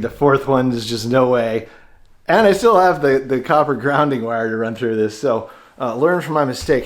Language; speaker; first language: English; native; English